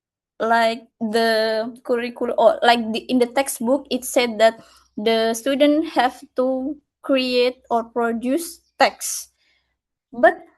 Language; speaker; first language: English; non-native, fluent; Indonesian